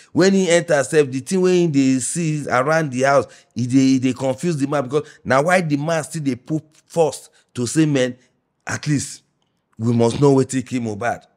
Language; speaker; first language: Nigerian Pidgin; non-native, local second language; Yoruba